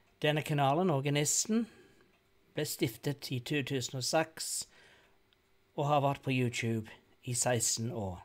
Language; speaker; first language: Norwegian; non-native, fluent; English